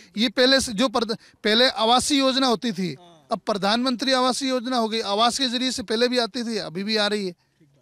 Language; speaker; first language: Hindi; native; Hindi